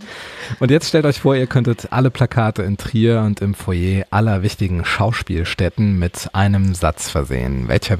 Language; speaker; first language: German; native; German